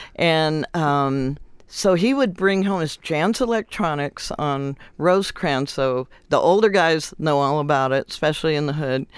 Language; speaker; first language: English; native; English